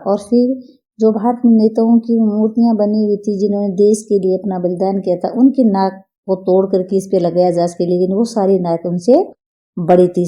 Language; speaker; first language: Hindi; native; Hindi